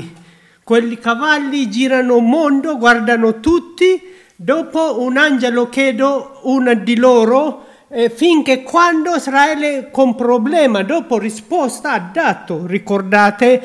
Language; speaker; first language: Italian; non-native, learner; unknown